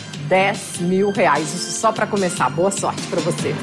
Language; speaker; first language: Portuguese; native; Portuguese